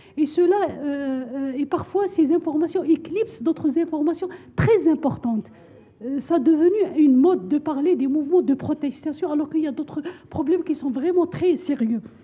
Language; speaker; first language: French; non-native, local second language; Arabic